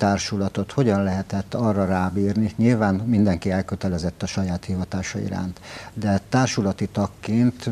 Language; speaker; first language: Hungarian; native; Hungarian